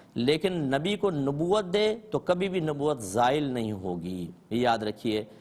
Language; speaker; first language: Urdu; native; Urdu